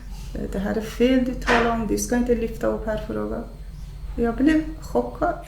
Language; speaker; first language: Swedish; non-native, fluent; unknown